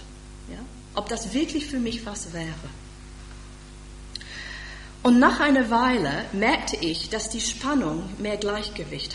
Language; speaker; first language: German; non-native, fluent; English